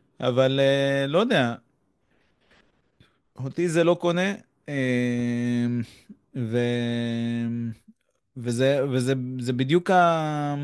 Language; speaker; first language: Hebrew; native; Hebrew